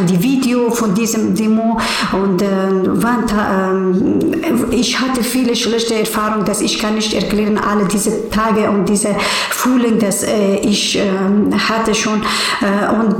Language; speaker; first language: German; non-native, learner; Persian